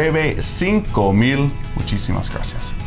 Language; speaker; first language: Spanish; non-native, fluent; English